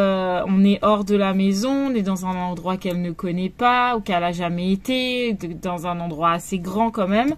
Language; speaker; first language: French; native; French